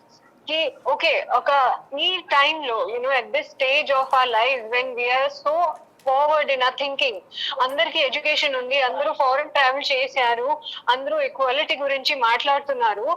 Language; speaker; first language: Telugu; non-native, local second language; Hindi